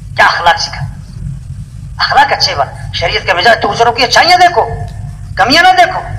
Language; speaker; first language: Urdu; non-native, local second language; Pashto